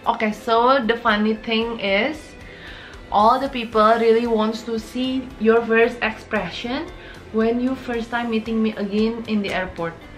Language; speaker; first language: English; non-native, fluent; Indonesian